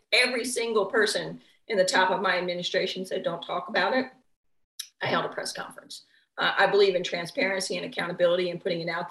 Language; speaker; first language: English; native; English